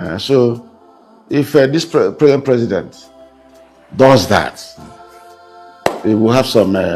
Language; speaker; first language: English; non-native, local second language; Igbo